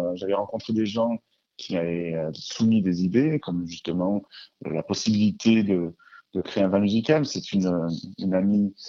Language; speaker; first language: French; native; French